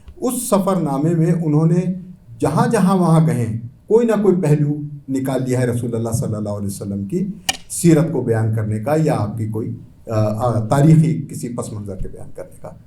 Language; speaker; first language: Urdu; native; Urdu